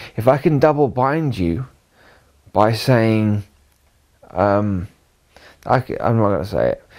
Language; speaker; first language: English; native; English